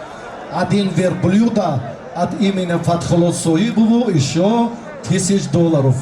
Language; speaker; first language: Russian; non-native, learner; Tajik